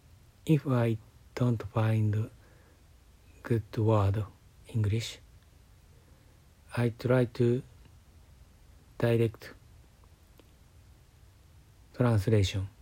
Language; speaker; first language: English; non-native, learner; Japanese